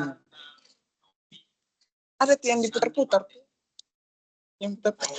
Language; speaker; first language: Indonesian; native; Indonesian